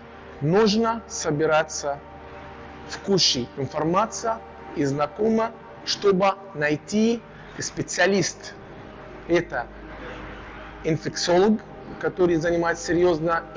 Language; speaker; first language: Russian; non-native, learner; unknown